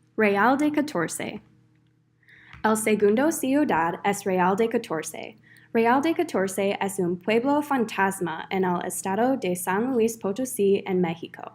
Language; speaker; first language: Spanish; non-native, learner; English